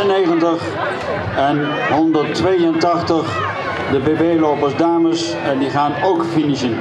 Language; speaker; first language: Dutch; native; Dutch